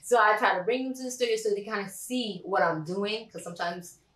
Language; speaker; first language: English; native; English